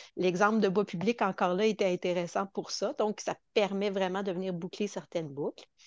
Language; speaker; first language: French; native; French